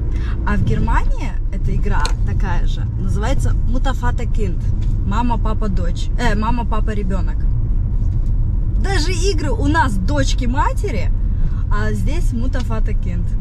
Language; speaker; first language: Russian; native; Russian